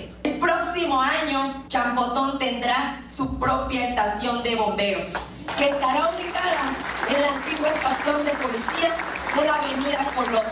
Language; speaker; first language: Spanish; native; Spanish